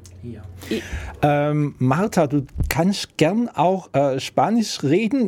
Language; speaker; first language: German; native; German